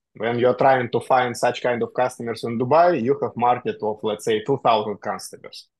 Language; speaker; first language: English; non-native, fluent; Russian